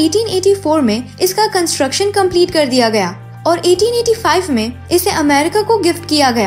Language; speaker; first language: Hindi; native; Hindi